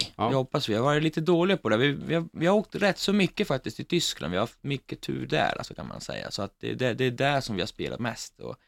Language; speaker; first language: Swedish; non-native, fluent; Italian